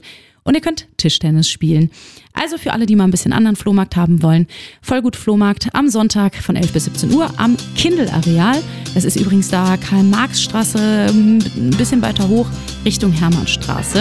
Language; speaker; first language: German; native; German